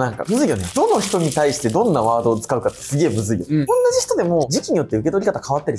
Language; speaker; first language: Japanese; native; Japanese